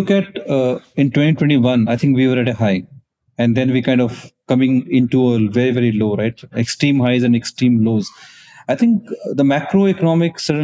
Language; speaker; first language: English; non-native, local second language; Punjabi